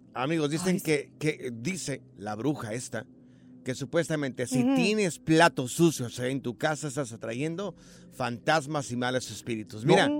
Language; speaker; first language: Spanish; native; Spanish